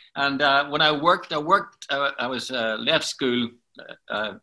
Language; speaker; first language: English; native; English